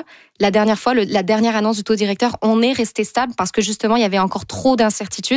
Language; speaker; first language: French; native; French